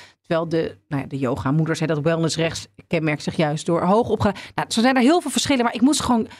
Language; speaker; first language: Dutch; native; Dutch